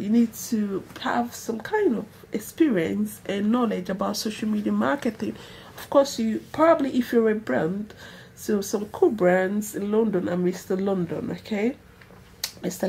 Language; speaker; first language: English; non-native, local second language; Igbo